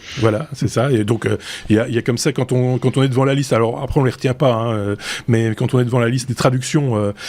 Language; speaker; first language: French; native; French